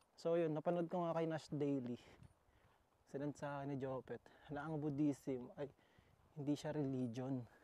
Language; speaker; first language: Filipino; native; Filipino